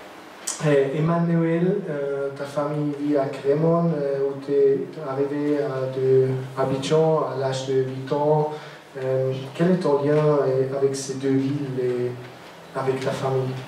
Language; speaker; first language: French; non-native, local second language; German